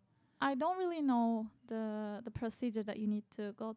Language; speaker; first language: English; non-native, fluent; Turkish